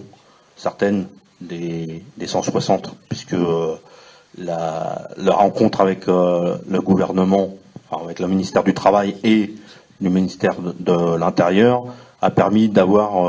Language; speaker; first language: French; native; French